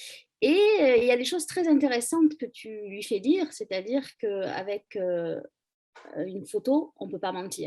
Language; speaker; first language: French; native; French